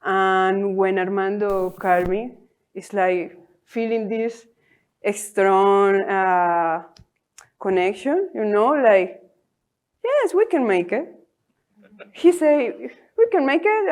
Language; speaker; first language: English; non-native, learner; Spanish